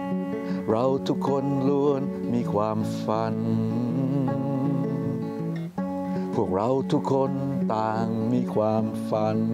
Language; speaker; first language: Thai; native; Thai